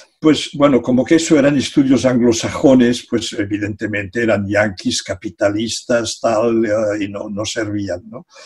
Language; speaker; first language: Spanish; non-native, local second language; Catalan